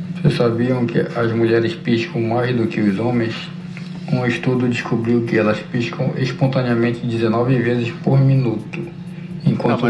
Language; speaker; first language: Portuguese; native; Portuguese